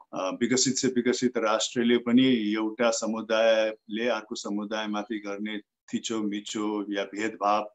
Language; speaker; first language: Nepali; native; Nepali